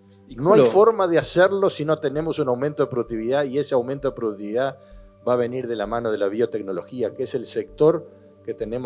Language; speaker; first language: Spanish; native; Spanish